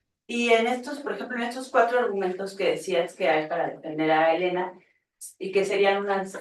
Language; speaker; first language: Spanish; native; Spanish